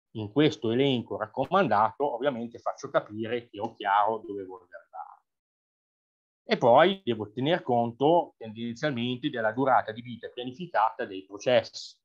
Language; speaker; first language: Italian; native; Italian